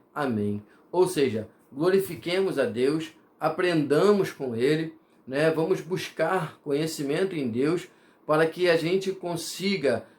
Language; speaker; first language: Portuguese; native; Portuguese